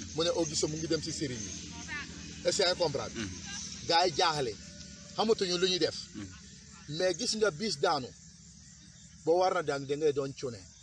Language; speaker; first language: Wolof; non-native, fluent; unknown